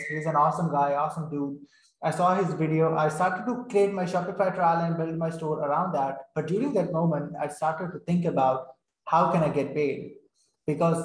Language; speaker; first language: English; non-native, fluent; Urdu